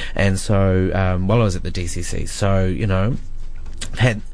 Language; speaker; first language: English; native; English